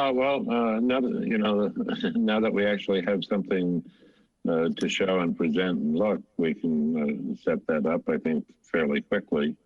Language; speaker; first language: English; native; English